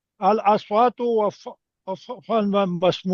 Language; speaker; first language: Arabic; non-native, learner; Urdu